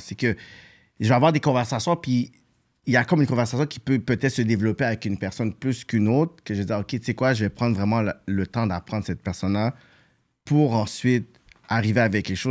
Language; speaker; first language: French; native; French